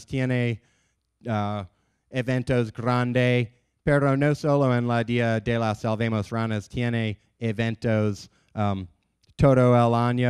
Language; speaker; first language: Spanish; non-native, learner; English